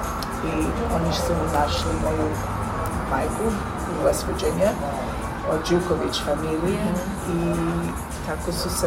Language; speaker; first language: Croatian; early bilingual, heritage; Serbian